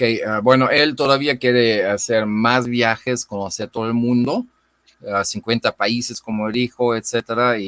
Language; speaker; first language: Spanish; non-native, fluent; German